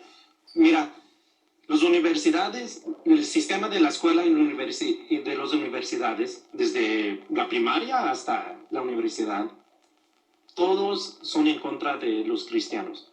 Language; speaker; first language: Spanish; early bilingual, other home language; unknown